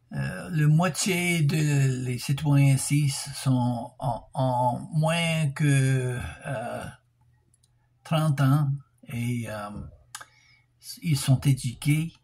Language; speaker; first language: French; non-native, local second language; English